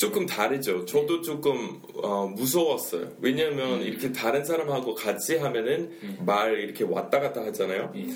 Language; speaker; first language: Korean; non-native, fluent; English